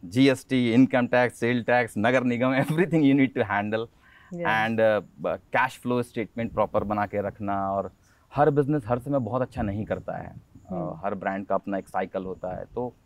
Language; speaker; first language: Hindi; native; Hindi